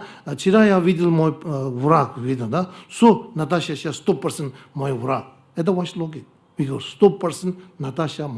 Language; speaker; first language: Russian; non-native, learner; Tibetan